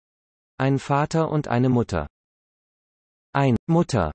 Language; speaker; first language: German; non-native, learner; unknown